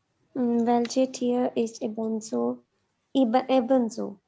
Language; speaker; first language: German; non-native, learner; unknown